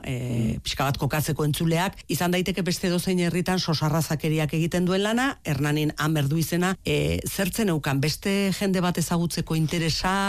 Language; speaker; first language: Basque; native; Basque